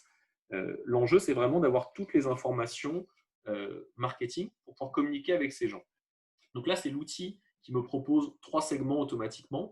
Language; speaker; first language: French; native; French